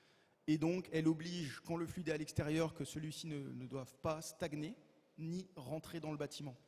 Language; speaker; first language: French; native; French